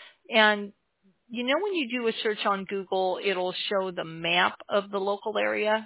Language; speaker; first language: English; native; English